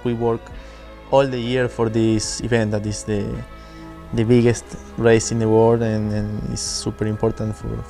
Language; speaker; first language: English; non-native, fluent; Spanish